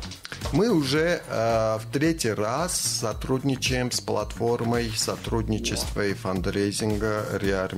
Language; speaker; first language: Russian; non-native, fluent; Armenian